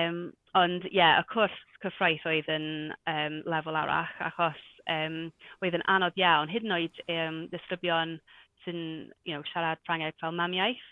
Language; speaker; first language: Welsh; non-native, local second language; English